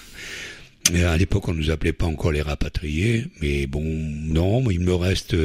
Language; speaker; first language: French; native; French